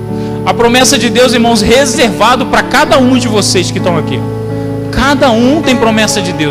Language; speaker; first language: Portuguese; native; Portuguese